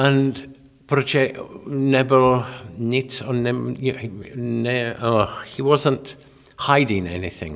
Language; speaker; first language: Czech; non-native, learner; English